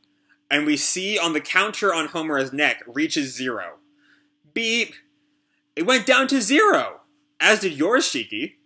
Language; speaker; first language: English; native; English